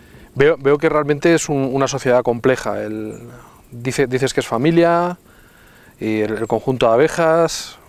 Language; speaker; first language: Spanish; native; Spanish